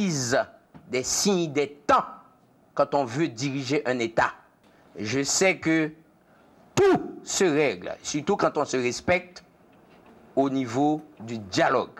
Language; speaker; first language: French; non-native, local second language; Haitian Creole